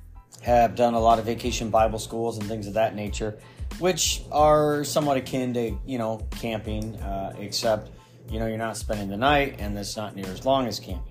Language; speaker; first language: English; native; English